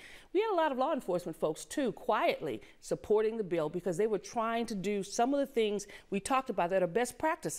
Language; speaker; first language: English; native; English